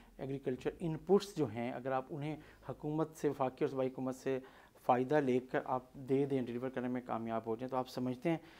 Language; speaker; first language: Urdu; non-native, local second language; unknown